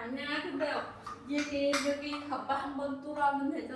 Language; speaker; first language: Korean; non-native, learner; Vietnamese